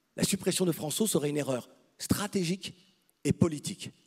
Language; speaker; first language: French; native; French